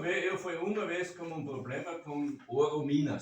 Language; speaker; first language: Portuguese; non-native, learner; German